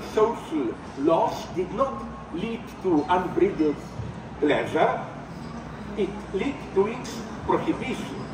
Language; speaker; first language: English; non-native, fluent; Slovenian